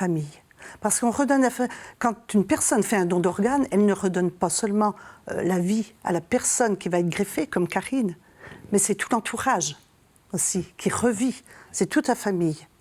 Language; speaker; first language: French; native; French